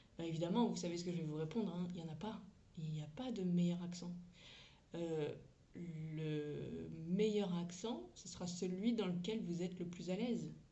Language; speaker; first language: French; native; French